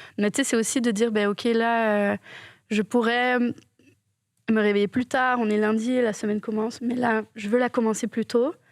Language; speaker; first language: French; native; French